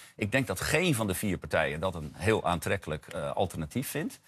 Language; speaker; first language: Dutch; native; Dutch